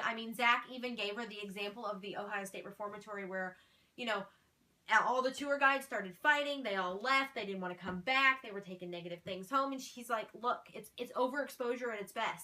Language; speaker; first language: English; native; English